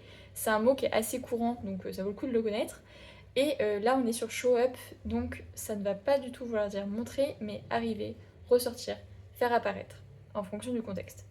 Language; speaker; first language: French; native; French